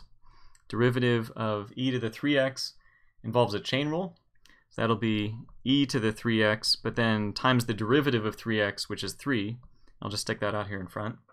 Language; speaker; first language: English; native; English